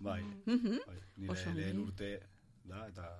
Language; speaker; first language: Basque; non-native, learner; Spanish